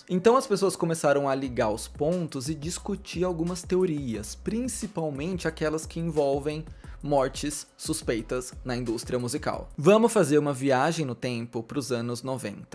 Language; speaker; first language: Portuguese; native; Portuguese